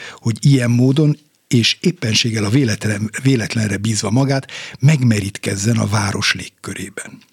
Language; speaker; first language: Hungarian; non-native, fluent; Turkish